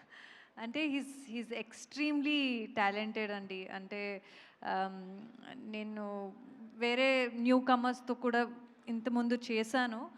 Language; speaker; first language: Telugu; non-native, local second language; Kannada